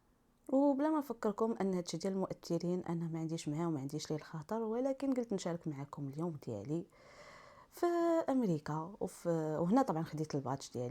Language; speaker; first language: Arabic; native; Arabic